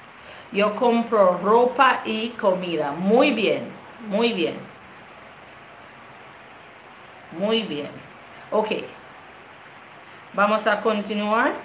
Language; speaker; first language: Spanish; non-native, fluent; English